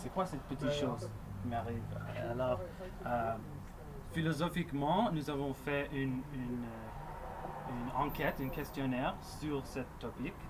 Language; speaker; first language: French; non-native, local second language; English